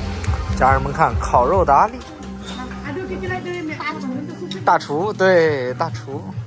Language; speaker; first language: Chinese; native; Chinese